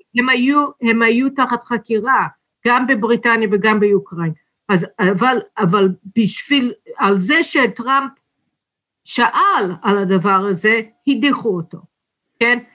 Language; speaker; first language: Hebrew; non-native, fluent; English